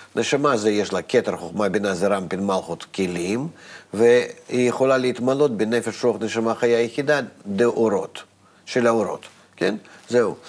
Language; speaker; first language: Hebrew; non-native, fluent; Russian